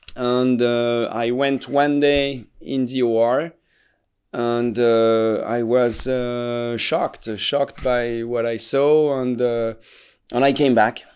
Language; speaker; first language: English; non-native, fluent; French